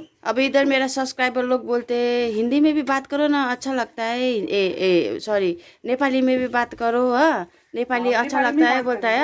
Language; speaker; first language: Hindi; non-native, local second language; Nepali